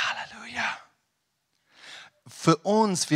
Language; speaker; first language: German; non-native, learner; English